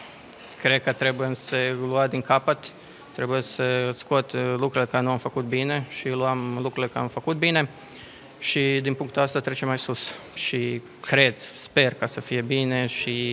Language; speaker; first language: Romanian; non-native, learner; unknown